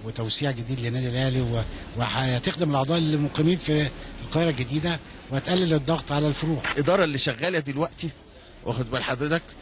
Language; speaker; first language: Arabic; native; Arabic